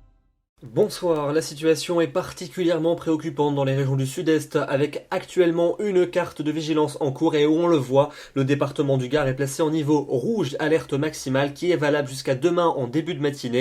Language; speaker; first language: French; native; French